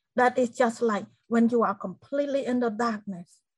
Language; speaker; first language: English; non-native, fluent; Khmer